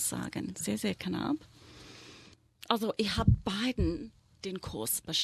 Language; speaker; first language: German; non-native, fluent; English